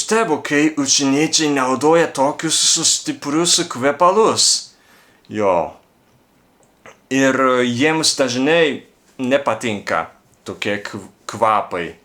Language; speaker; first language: Lithuanian; non-native, fluent; Japanese